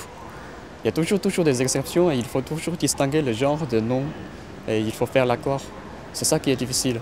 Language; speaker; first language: French; non-native, fluent; Chinese